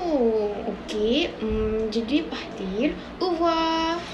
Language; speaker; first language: French; non-native, learner; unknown